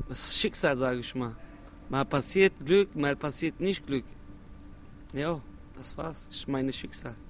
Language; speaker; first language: German; non-native, local second language; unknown